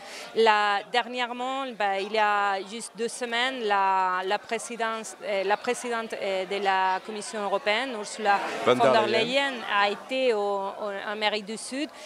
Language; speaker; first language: French; non-native, fluent; Spanish